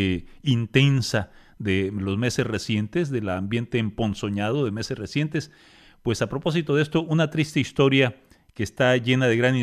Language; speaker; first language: Spanish; native; Spanish